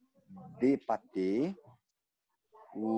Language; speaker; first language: French; non-native, learner; Portuguese